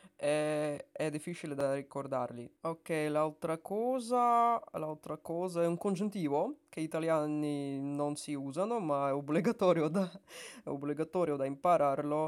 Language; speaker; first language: Italian; non-native, learner; Russian